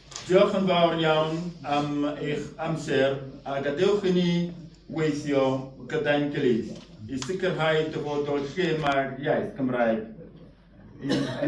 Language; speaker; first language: Welsh; non-native, fluent; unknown